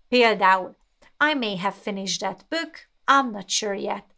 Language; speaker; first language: English; non-native, fluent; Hungarian